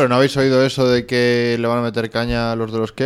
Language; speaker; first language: Spanish; native; Spanish